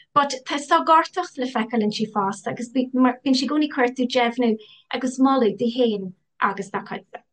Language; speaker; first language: Irish; non-native, local second language; English